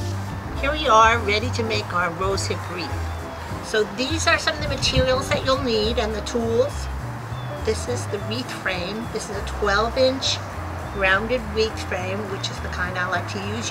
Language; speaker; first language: English; native; English